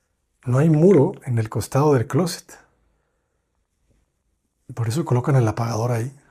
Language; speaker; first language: Spanish; native; Spanish